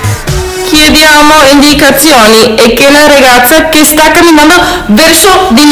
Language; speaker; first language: Italian; non-native, learner; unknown